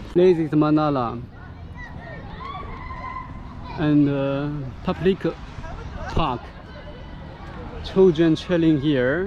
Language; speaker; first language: English; non-native, learner; Chinese